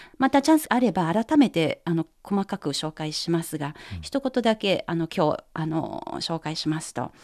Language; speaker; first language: Japanese; non-native, fluent; Chinese